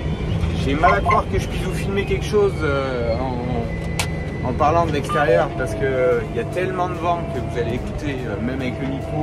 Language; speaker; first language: French; native; French